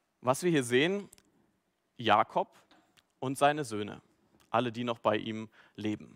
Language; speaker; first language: German; native; German